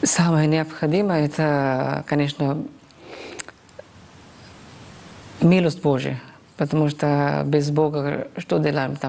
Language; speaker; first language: Russian; non-native, fluent; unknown